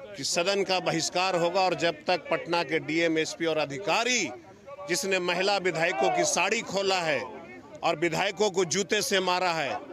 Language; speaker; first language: Hindi; native; Hindi